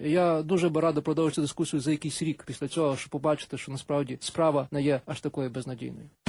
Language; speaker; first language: Ukrainian; native; Ukrainian